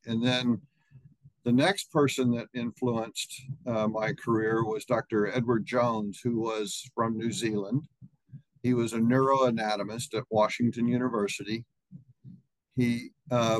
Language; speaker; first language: English; native; English